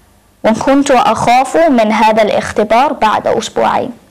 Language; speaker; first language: Arabic; non-native, learner; English